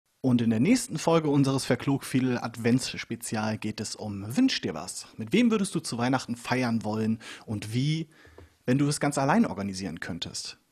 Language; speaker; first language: German; native; German